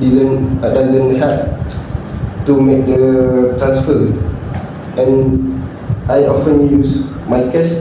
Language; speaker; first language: English; non-native, learner; Malay